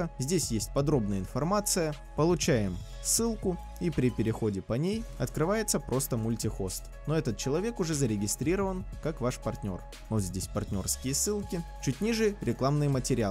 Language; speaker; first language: Russian; native; Russian